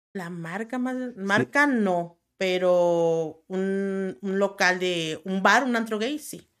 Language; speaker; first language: Spanish; native; Spanish